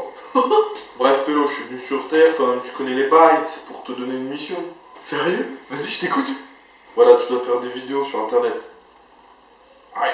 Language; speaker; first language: French; native; French